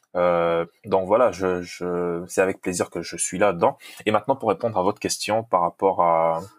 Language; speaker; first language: French; non-native, local second language; Lingala